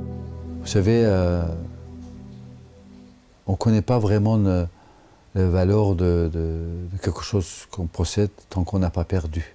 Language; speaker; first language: French; non-native, fluent; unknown